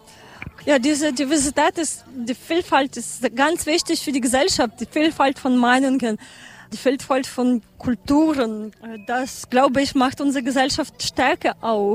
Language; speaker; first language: German; non-native, learner; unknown